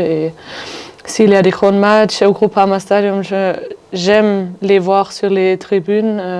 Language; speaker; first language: French; non-native, fluent; German